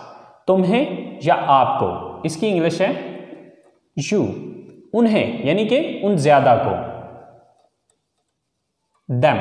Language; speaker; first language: Urdu; native; Urdu